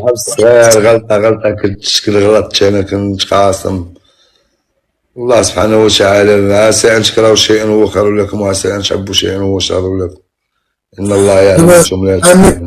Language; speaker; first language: Arabic; native; Arabic